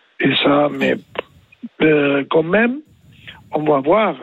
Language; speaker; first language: French; non-native, learner; Spanish